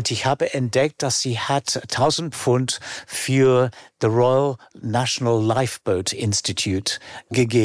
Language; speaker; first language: German; non-native, fluent; English